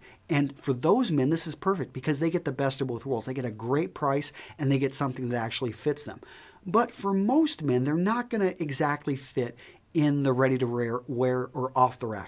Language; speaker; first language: English; native; English